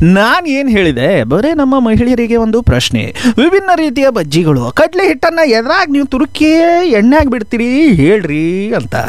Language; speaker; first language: Kannada; non-native, local second language; Marathi